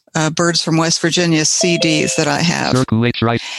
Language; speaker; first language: English; native; English